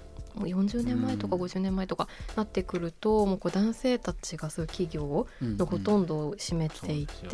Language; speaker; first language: Japanese; native; Japanese